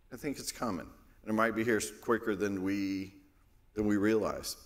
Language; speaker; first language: English; native; English